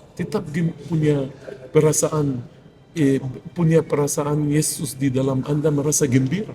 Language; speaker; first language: Indonesian; non-native, fluent; Arabic